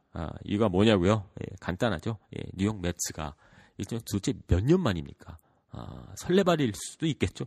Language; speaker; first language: Korean; early bilingual, heritage; Korean